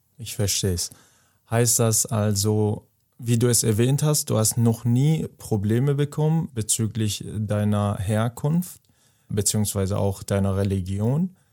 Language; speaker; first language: German; non-native, fluent; Persian